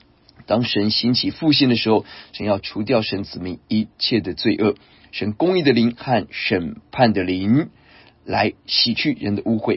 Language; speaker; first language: Chinese; native; Chinese